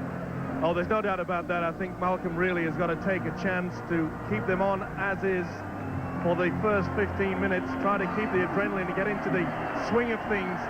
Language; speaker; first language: English; native; English